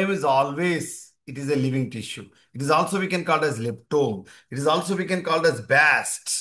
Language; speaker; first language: English; non-native, local second language; Telugu